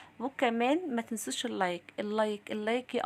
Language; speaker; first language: Arabic; native; Arabic